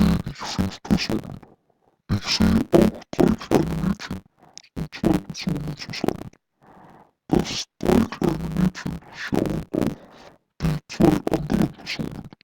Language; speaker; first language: German; non-native, learner; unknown